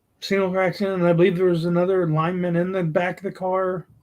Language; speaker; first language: English; native; English